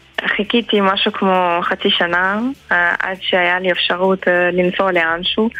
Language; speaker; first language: Hebrew; early bilingual, heritage; Hebrew